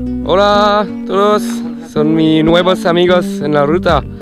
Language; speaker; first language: Spanish; non-native, learner; French